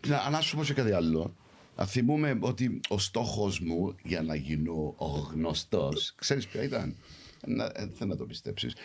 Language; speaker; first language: Greek; early bilingual, heritage; Greek